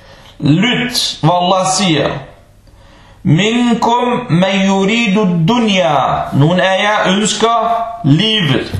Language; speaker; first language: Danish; early bilingual, other home language; Arabic